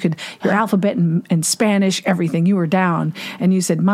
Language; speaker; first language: English; non-native, fluent; German